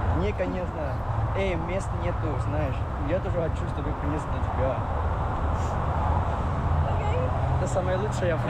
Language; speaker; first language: Russian; non-native, learner; Indonesian